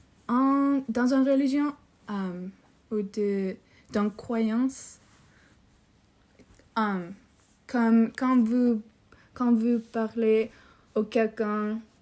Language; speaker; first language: French; non-native, learner; English